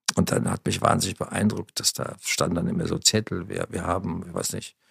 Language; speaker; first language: German; native; German